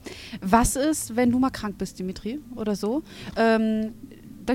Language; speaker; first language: German; native; German